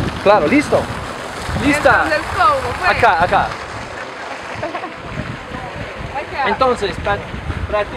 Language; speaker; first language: Spanish; non-native, learner; English